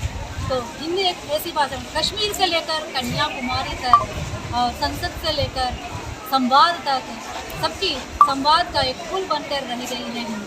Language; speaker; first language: Hindi; non-native, fluent; Telugu